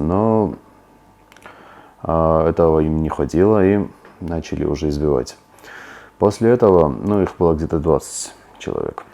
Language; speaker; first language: Russian; non-native, fluent; Georgian